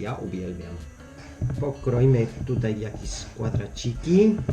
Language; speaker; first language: Polish; non-native, learner; Spanish